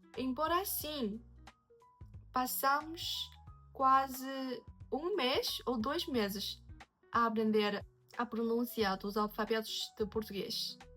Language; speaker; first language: Portuguese; non-native, fluent; Chinese